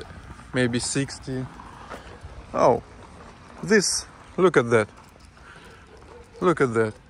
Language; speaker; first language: English; non-native, learner; Russian